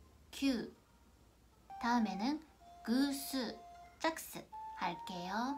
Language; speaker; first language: Korean; non-native, fluent; Japanese